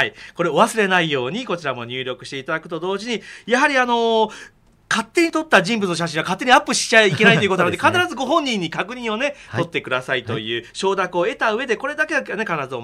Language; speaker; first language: Japanese; native; Japanese